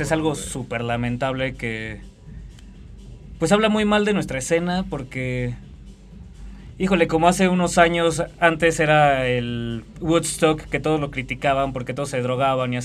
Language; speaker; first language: Spanish; native; Spanish